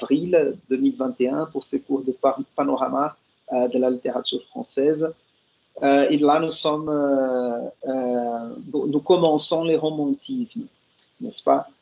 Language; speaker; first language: French; non-native, fluent; Portuguese